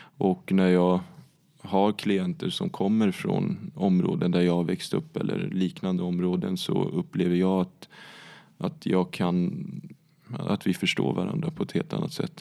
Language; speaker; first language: Swedish; early bilingual, other home language; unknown